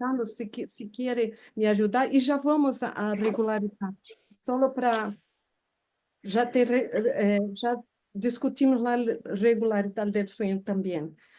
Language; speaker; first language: Spanish; non-native, fluent; Portuguese